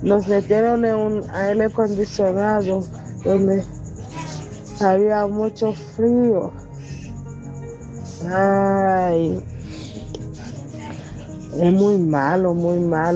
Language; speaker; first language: Spanish; non-native, learner; Haitian Creole